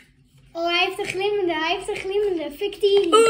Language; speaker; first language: Dutch; native; Dutch